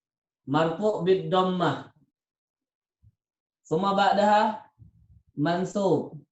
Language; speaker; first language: Arabic; non-native, fluent; Indonesian